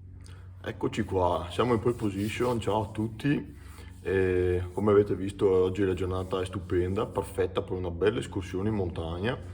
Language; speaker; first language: Italian; native; Italian